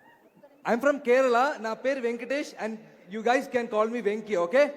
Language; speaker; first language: Telugu; non-native, learner; Malayalam